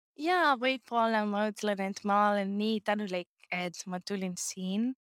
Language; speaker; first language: Estonian; non-native, learner; Greek